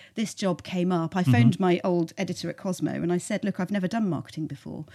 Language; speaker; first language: English; native; English